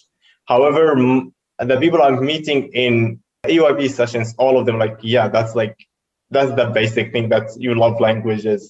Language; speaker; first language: English; non-native, fluent; Arabic